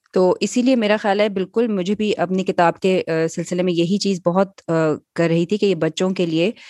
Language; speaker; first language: Urdu; native; Urdu